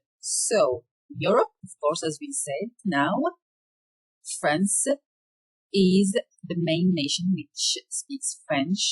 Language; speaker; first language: English; non-native, fluent; Arabic